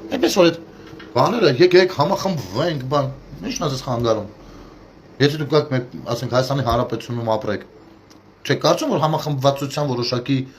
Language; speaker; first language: Armenian; native; Armenian